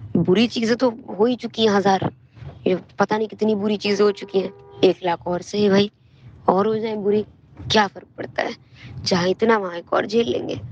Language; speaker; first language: Hindi; native; Hindi